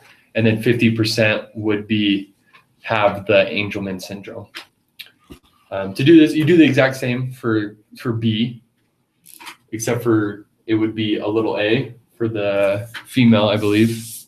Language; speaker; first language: English; native; English